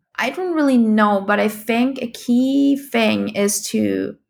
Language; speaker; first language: English; non-native, fluent; German